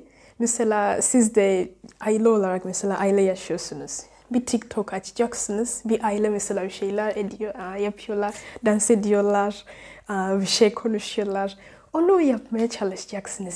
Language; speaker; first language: Turkish; non-native, learner; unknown